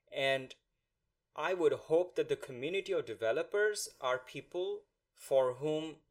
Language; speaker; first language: English; non-native, local second language; Bangla